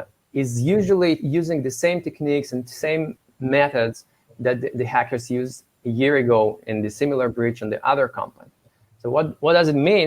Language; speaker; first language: English; non-native, fluent; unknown